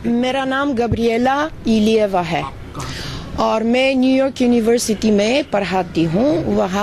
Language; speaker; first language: Hindi; non-native, fluent; Bulgarian